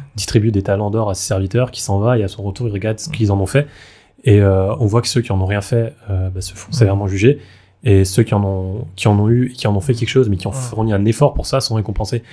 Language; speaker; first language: French; native; French